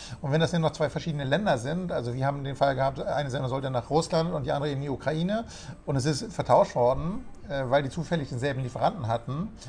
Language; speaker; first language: German; native; German